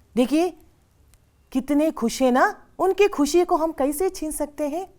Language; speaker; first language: Hindi; non-native, local second language; Kannada